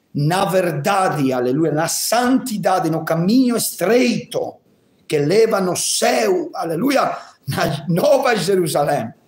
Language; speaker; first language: Portuguese; non-native, learner; Italian